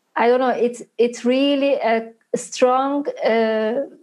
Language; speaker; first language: English; non-native, fluent; Persian